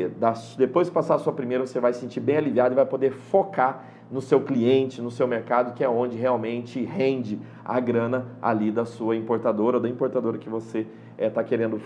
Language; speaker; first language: Portuguese; native; Portuguese